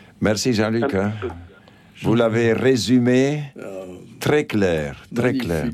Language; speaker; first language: French; non-native, fluent; Spanish